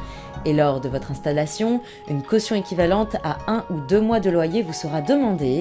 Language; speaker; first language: French; native; French